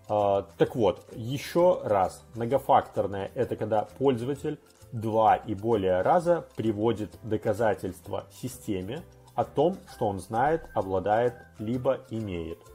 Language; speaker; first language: Russian; native; Russian